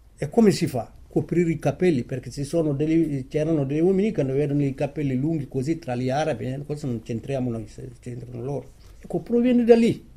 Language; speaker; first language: Italian; non-native, fluent; Wolof